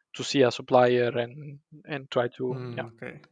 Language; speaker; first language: English; non-native, fluent; Spanish